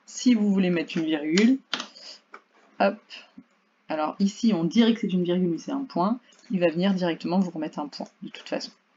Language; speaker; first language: French; native; French